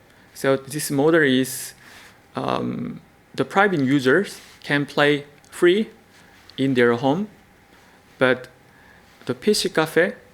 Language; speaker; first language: English; non-native, learner; Korean